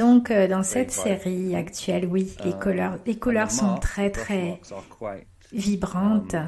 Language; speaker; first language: French; native; French